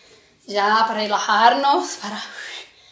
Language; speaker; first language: Spanish; non-native, fluent; Portuguese